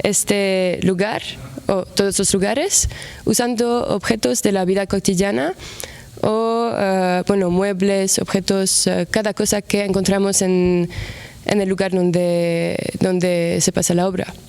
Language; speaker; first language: Spanish; non-native, fluent; Arabic